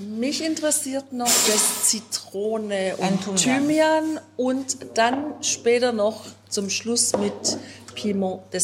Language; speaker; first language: German; native; German